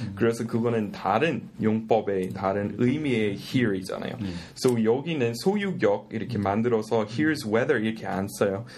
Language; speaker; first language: Korean; non-native, fluent; English